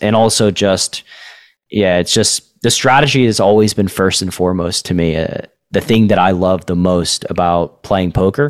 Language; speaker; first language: English; native; English